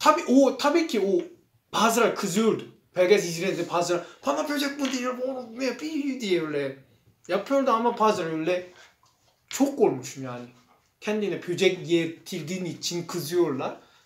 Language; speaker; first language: Turkish; non-native, learner; Korean